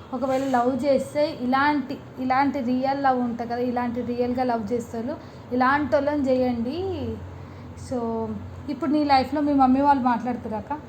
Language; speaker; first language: Telugu; native; Telugu